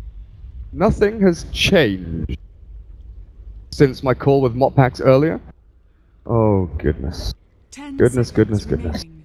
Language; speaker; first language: English; native; English